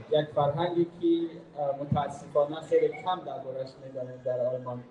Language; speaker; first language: Persian; non-native, learner; German